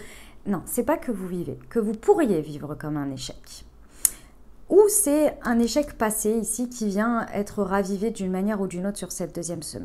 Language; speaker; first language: French; native; French